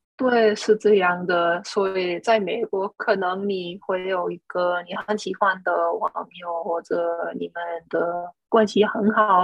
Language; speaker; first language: Chinese; non-native, fluent; English